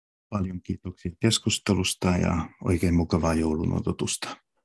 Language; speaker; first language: Finnish; native; Finnish